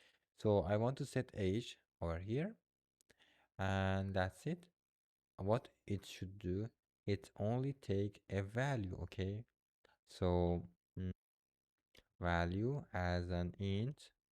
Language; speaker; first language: English; non-native, fluent; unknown